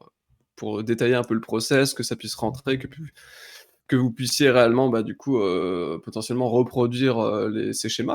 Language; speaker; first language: French; native; French